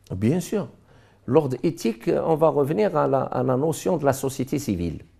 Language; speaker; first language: French; non-native, local second language; Arabic